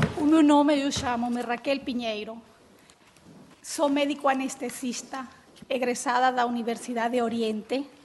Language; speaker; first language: Portuguese; early bilingual, heritage; Portuguese